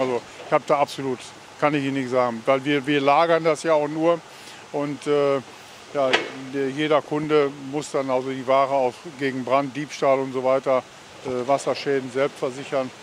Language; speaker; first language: German; native; German